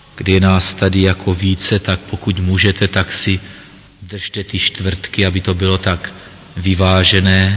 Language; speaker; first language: Czech; native; Czech